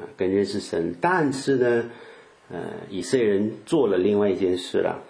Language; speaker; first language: Chinese; native; Chinese